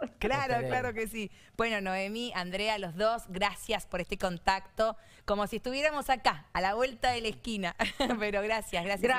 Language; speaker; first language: Spanish; native; Spanish